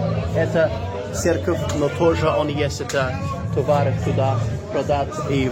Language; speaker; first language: Russian; non-native, learner; English